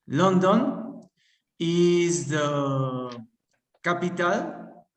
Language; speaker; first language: English; non-native, learner; Spanish